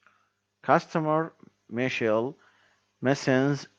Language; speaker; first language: English; non-native, learner; Arabic